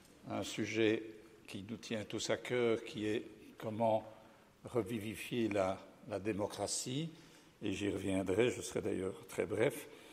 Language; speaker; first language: French; native; French